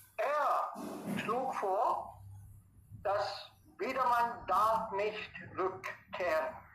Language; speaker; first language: German; non-native, fluent; Hindi